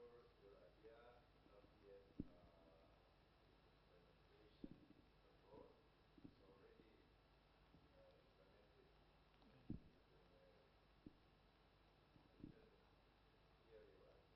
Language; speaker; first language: English; non-native, fluent; Indonesian